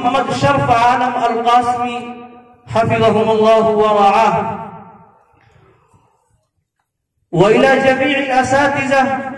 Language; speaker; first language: Arabic; non-native, fluent; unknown